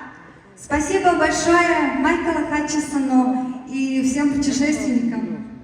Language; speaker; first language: Russian; non-native, learner; Mongolian